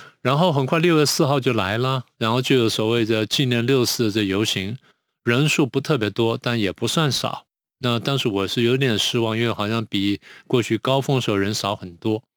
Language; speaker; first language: Chinese; native; Chinese